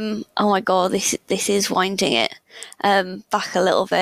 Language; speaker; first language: English; native; English